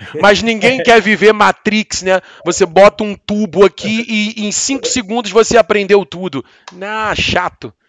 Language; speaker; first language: Portuguese; native; Portuguese